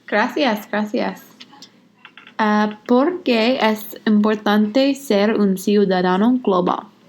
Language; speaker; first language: Spanish; non-native, learner; English